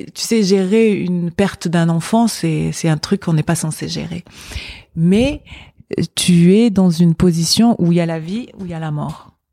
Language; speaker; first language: French; non-native, local second language; Arabic